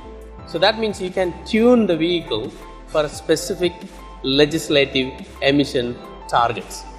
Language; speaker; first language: English; non-native, fluent; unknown